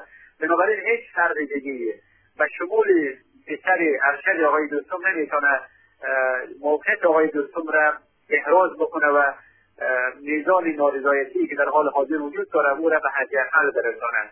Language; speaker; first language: Persian; native; Persian